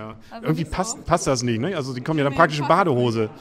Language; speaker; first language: German; native; German